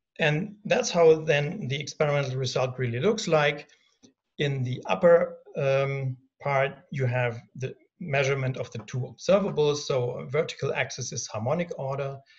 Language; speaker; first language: English; non-native, fluent; German